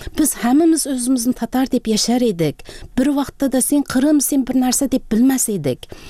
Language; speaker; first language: Tatar; early bilingual, heritage; Tatar